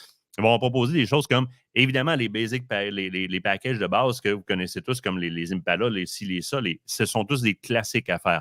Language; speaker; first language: French; native; French